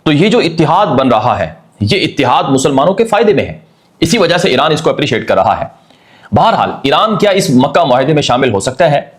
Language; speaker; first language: Urdu; native; Urdu